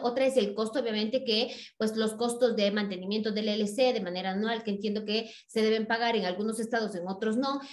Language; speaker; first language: Spanish; native; Spanish